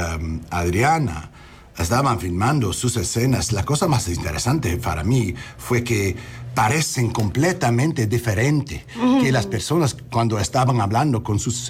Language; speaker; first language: Spanish; non-native, learner; English